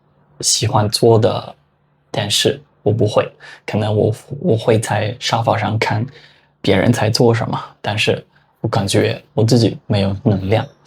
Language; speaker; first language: Chinese; non-native, fluent; Spanish